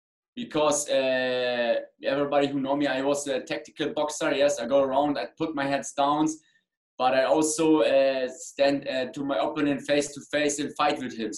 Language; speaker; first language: English; non-native, learner; German